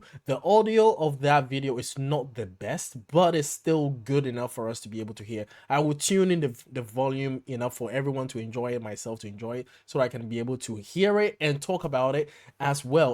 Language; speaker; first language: English; native; English